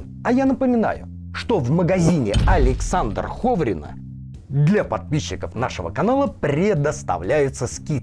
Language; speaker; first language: Russian; native; Russian